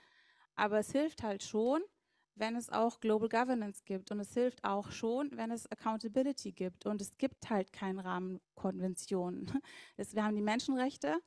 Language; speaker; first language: German; native; German